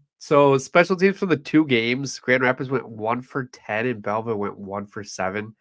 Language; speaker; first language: English; native; English